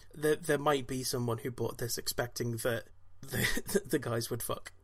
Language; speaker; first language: English; native; English